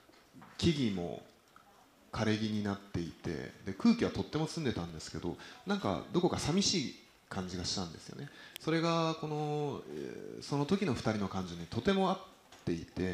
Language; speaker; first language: Japanese; native; Japanese